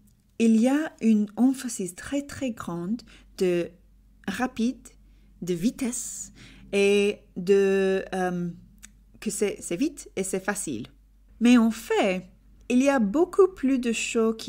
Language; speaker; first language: French; non-native, learner; English